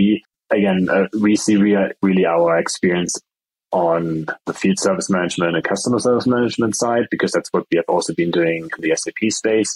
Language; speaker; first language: English; non-native, fluent; German